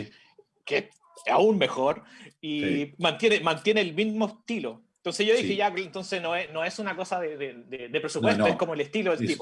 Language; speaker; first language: Spanish; native; Spanish